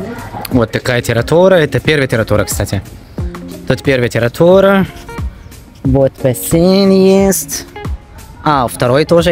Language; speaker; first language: Russian; non-native, learner; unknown